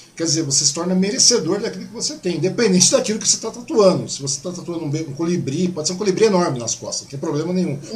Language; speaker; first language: Portuguese; native; Portuguese